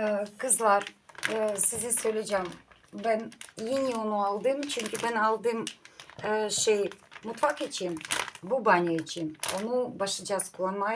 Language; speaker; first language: Turkish; non-native, learner; Russian